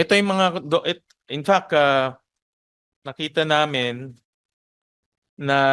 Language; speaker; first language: Filipino; native; Filipino